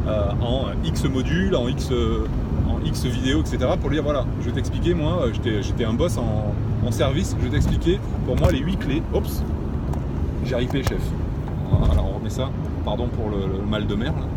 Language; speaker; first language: French; native; French